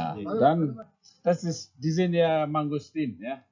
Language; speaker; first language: German; non-native, fluent; Indonesian